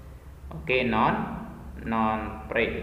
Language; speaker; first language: English; non-native, fluent; Indonesian